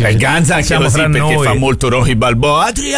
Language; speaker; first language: Italian; native; Italian